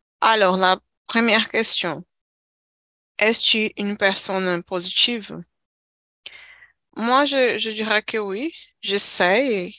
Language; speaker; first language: French; non-native, learner; Portuguese